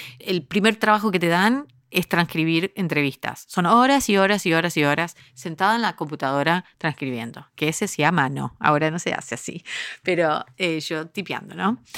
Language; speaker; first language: Spanish; early bilingual, heritage; Spanish